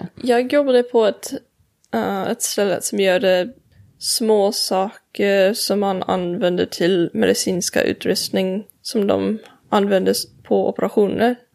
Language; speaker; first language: Swedish; non-native, fluent; English